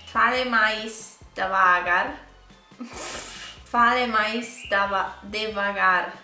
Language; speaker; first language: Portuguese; non-native, learner; Italian